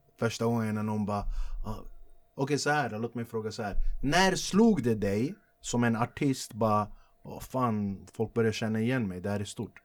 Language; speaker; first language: Swedish; early bilingual, other home language; Kurdish